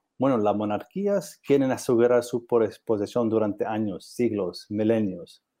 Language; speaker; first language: Spanish; non-native, learner; English